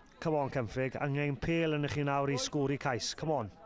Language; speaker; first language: Welsh; native; Welsh